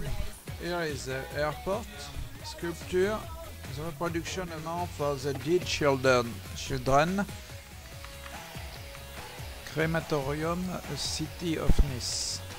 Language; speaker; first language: English; non-native, learner; French